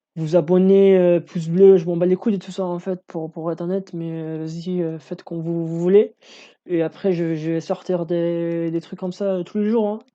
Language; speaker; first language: French; non-native, fluent; English